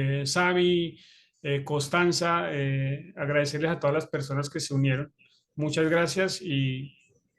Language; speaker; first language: Spanish; native; Spanish